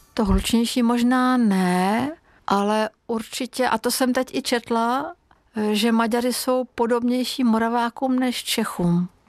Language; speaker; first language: Czech; non-native, fluent; Hungarian